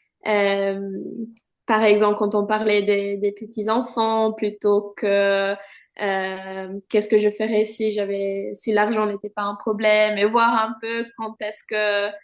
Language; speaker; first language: French; non-native, fluent; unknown